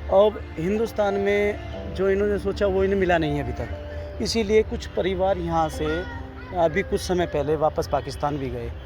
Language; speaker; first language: Hindi; native; Hindi